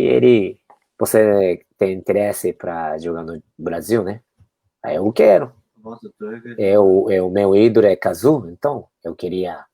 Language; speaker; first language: Portuguese; non-native, fluent; Japanese